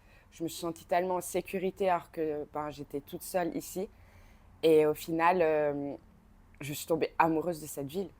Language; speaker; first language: French; native; French